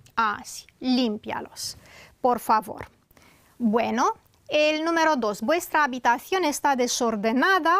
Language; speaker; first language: Spanish; non-native, fluent; Romanian